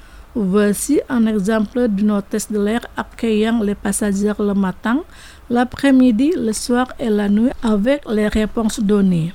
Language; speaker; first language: French; non-native, fluent; Indonesian